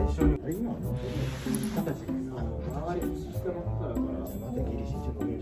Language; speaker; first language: Japanese; native; Japanese